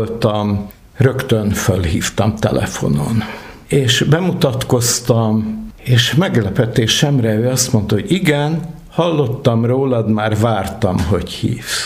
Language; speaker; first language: Hungarian; native; Hungarian